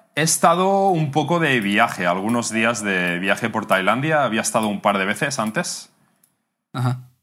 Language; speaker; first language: Spanish; native; Spanish